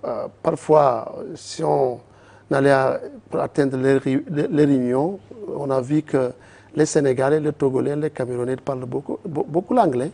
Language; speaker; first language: French; non-native, learner; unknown